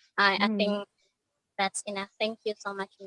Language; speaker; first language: English; non-native, learner; Indonesian